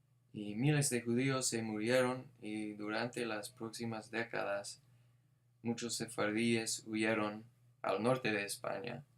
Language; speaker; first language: Spanish; non-native, fluent; English